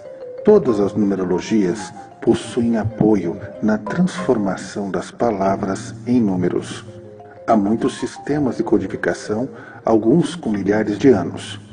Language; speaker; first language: Portuguese; native; Portuguese